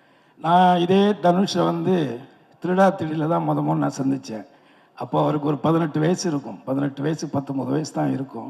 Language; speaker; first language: Tamil; native; Tamil